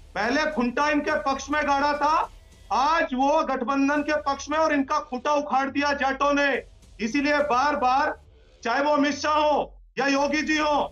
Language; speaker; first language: Hindi; native; Hindi